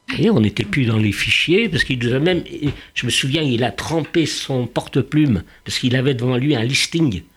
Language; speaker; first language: French; early bilingual, other home language; Yiddish